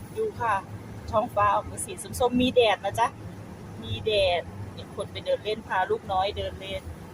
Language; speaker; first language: Thai; native; Thai